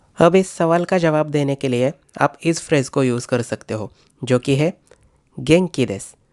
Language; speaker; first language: Hindi; non-native, local second language; Marathi